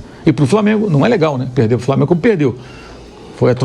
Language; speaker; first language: Portuguese; native; Portuguese